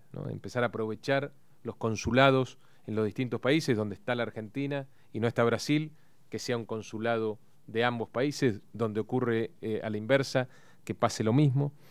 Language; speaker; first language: Spanish; native; Spanish